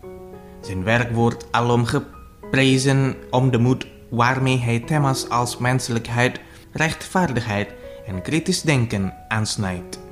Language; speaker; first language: Dutch; non-native, fluent; Indonesian